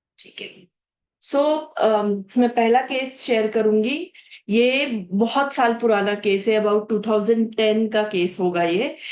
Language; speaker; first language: Hindi; non-native, local second language; Marathi